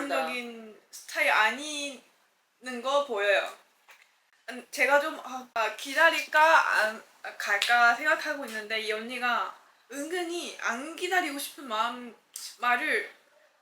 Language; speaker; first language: Korean; non-native, fluent; Chinese